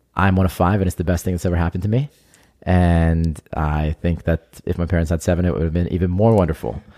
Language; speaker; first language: English; non-native, fluent; Hebrew